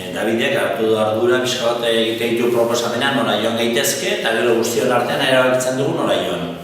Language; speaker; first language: Basque; non-native, local second language; Spanish